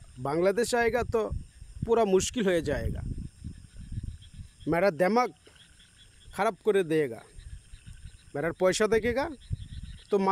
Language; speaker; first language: Hindi; non-native, learner; Bangla